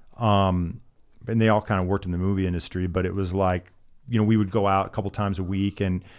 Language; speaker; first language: English; native; English